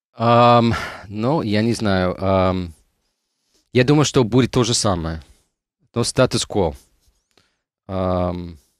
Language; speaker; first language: Russian; non-native, fluent; English